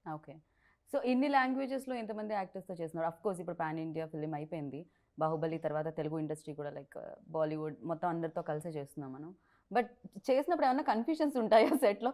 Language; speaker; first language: Telugu; native; Telugu